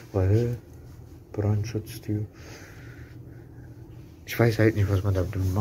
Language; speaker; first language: German; early bilingual, other home language; Turkish